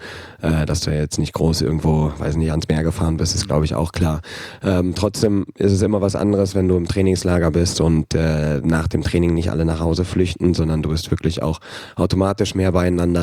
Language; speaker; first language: German; native; German